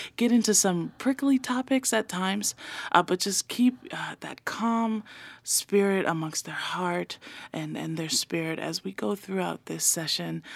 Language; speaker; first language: English; non-native, fluent; Samoan